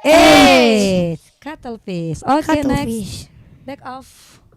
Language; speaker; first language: English; non-native, learner; Indonesian